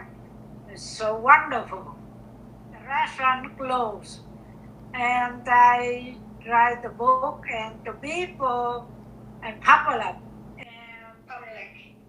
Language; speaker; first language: English; non-native, learner; Vietnamese